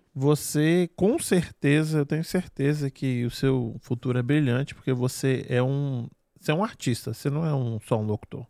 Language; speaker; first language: Portuguese; native; Portuguese